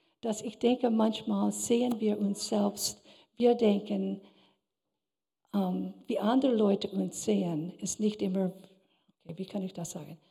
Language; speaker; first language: German; non-native, fluent; English